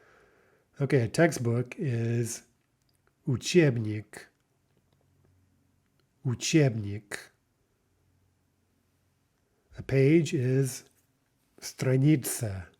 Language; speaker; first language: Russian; non-native, fluent; English